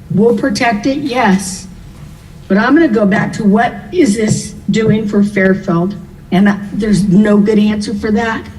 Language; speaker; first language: English; native; English